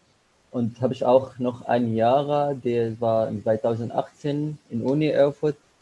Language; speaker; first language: German; non-native, learner; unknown